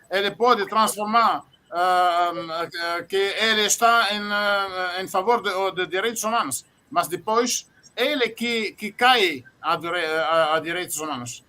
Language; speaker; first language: Portuguese; non-native, fluent; Arabic